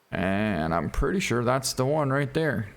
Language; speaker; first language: English; native; English